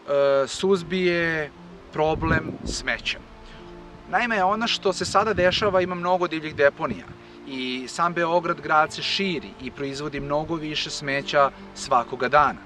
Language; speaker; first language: Serbian; native; Serbian